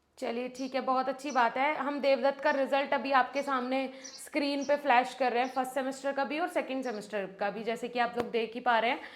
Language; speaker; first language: Hindi; native; Hindi